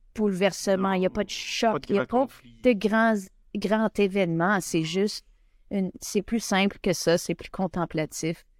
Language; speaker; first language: French; native; French